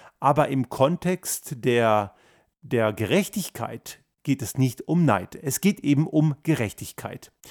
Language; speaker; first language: German; early bilingual, other home language; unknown